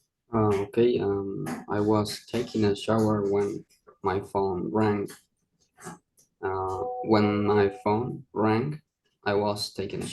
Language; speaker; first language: English; non-native, learner; Spanish